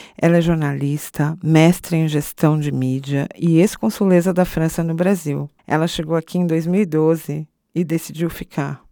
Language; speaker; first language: Portuguese; native; Portuguese